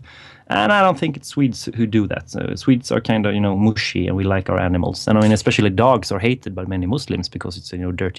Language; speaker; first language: English; non-native, fluent; Swedish